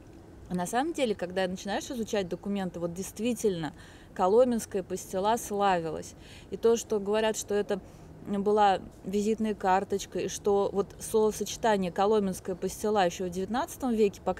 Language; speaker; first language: Russian; native; Russian